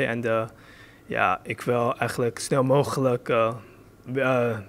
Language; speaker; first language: Dutch; early bilingual, other home language; Chinese